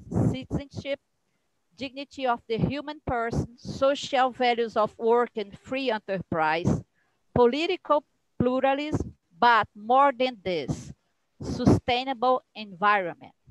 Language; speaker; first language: English; non-native, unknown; Portuguese